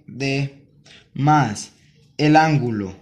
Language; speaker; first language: Spanish; native; Spanish